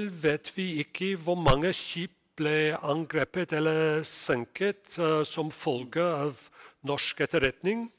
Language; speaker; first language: Norwegian; non-native, fluent; English